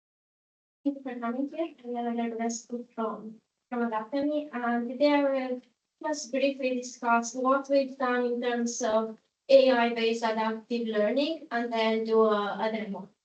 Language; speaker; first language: English; non-native, fluent; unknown